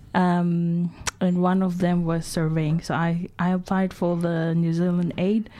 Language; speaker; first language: English; non-native, fluent; Tongan